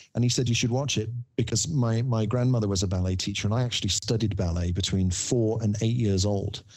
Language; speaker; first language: English; native; English